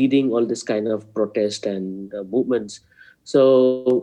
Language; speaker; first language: English; non-native, local second language; Manipuri